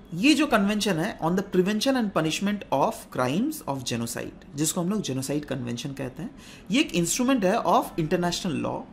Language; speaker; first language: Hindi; non-native, local second language; Assamese